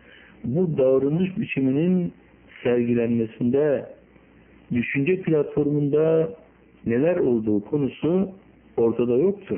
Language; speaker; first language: Turkish; native; Turkish